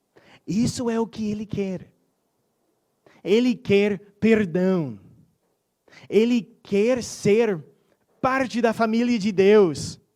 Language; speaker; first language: Portuguese; non-native, fluent; English